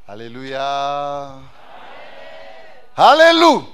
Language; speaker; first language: French; non-native, local second language; Swahili